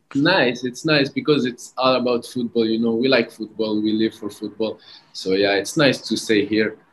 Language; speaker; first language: English; early bilingual, other home language; Arabic